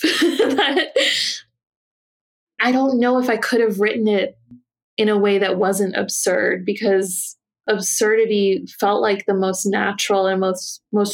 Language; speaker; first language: English; native; English